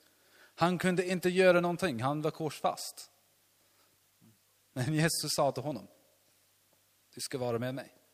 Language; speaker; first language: Swedish; non-native, learner; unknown